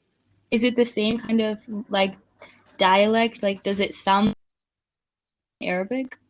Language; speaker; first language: English; non-native, fluent; Spanish